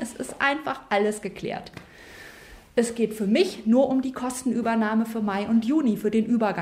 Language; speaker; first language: German; native; German